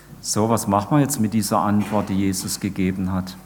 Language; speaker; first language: German; native; German